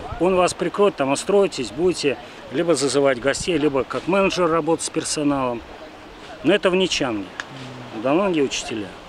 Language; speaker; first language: Russian; native; Russian